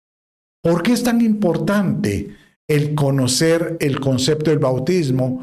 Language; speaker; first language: Spanish; native; Spanish